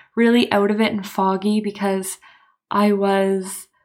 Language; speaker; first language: English; native; English